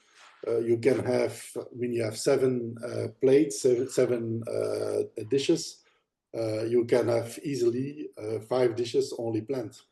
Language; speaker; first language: English; non-native, fluent; Dutch